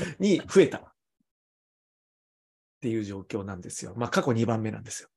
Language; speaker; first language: Japanese; native; Japanese